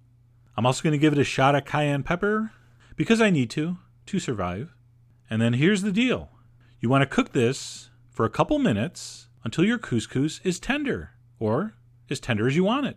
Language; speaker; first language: English; native; English